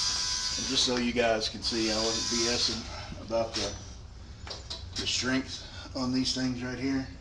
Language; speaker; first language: English; native; English